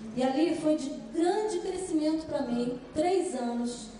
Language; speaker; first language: Portuguese; native; Portuguese